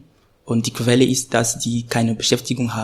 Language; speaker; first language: German; non-native, fluent; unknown